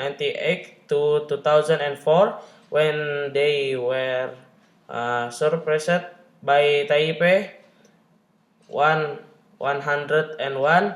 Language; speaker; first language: English; non-native, learner; Indonesian